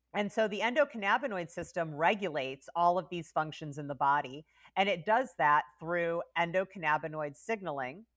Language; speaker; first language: English; native; English